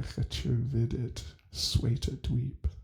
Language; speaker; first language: Russian; non-native, learner; English